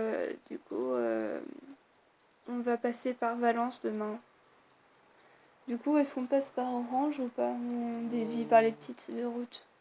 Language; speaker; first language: French; native; French